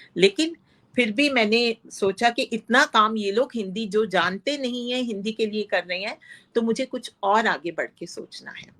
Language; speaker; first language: Hindi; non-native, local second language; Punjabi